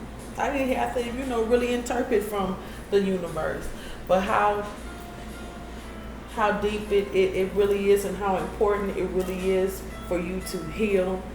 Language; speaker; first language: English; native; English